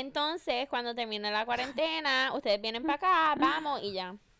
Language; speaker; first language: Spanish; early bilingual, other home language; English